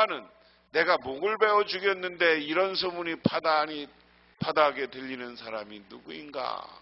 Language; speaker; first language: Korean; native; Korean